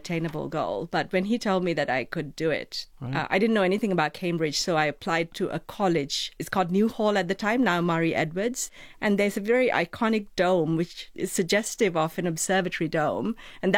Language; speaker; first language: English; non-native, local second language; Sinhala